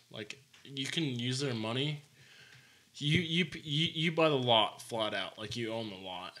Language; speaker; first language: English; native; English